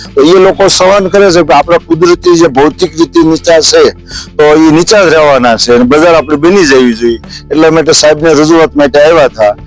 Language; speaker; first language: Gujarati; native; Gujarati